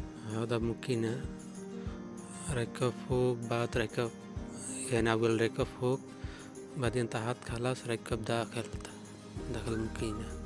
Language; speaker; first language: Arabic; non-native, learner; Bangla